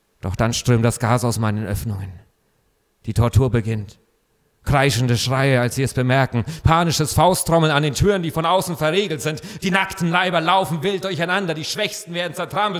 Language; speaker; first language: German; native; German